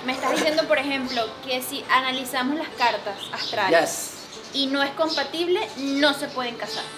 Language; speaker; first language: Spanish; native; Spanish